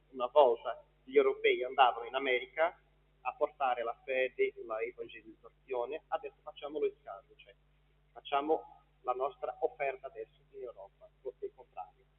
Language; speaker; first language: Italian; non-native, fluent; Portuguese